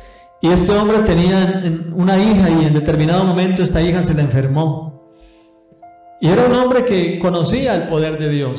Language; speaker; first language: Spanish; native; Spanish